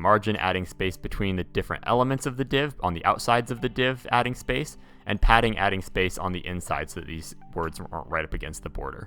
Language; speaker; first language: English; native; English